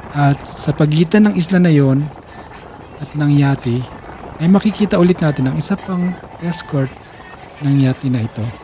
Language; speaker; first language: Filipino; native; Filipino